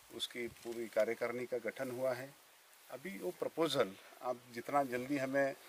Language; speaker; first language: Hindi; non-native, local second language; Marathi